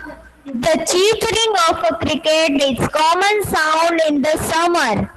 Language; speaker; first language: English; non-native, local second language; Hindi